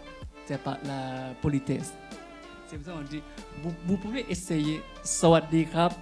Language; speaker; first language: French; non-native, fluent; Thai